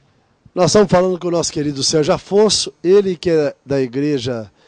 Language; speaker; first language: Portuguese; native; Portuguese